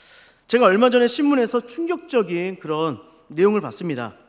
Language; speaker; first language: Korean; native; Korean